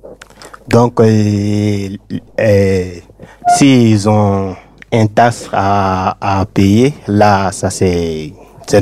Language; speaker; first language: French; non-native, learner; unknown